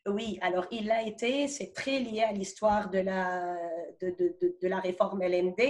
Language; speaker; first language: French; non-native, local second language; Arabic